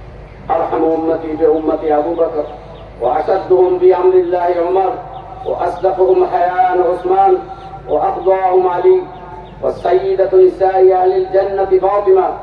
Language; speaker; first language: Arabic; non-native, fluent; Bangla